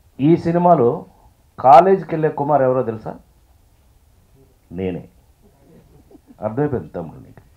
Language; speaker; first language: Telugu; native; Telugu